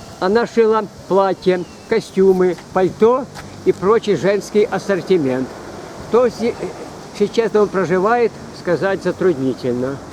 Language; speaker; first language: Russian; native; Russian